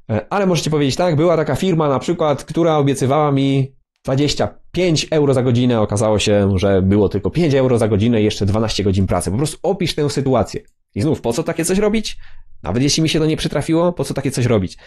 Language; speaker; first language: Polish; native; Polish